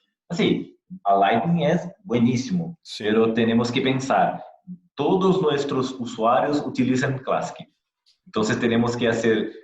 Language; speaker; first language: Spanish; non-native, fluent; Portuguese